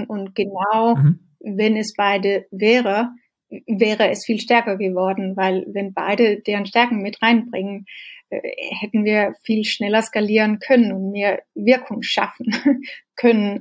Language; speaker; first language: German; non-native, fluent; Danish